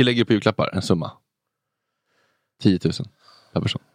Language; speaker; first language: Swedish; native; Swedish